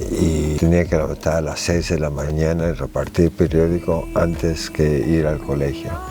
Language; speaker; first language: Spanish; early bilingual, heritage; Spanish